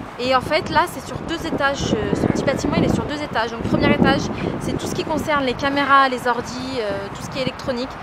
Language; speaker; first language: French; native; French